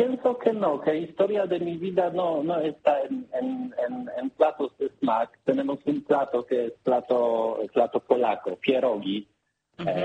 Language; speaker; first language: Spanish; non-native, learner; Polish